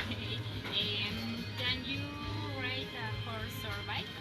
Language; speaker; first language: English; non-native, learner; Spanish